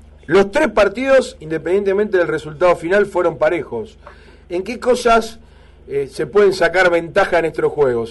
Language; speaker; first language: Spanish; native; Spanish